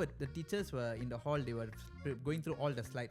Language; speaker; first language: English; native; English